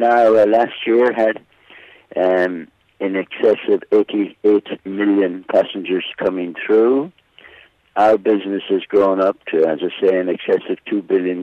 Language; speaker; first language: English; native; English